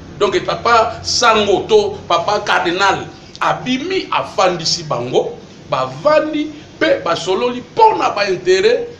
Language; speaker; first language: Lingala; non-native, local second language; Kongo